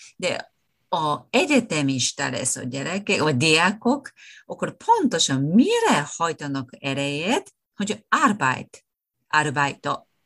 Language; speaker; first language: Hungarian; non-native, fluent; Japanese